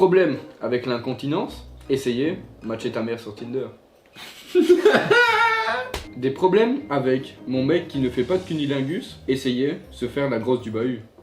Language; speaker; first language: French; native; French